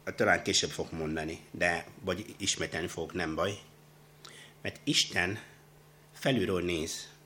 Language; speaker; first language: Hungarian; non-native, fluent; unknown